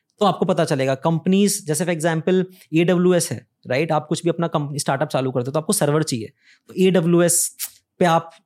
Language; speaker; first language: Hindi; native; Hindi